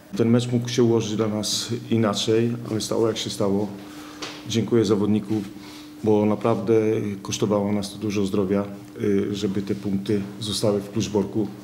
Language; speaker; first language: Polish; native; Polish